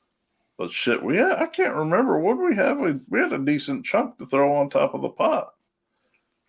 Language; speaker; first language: English; native; English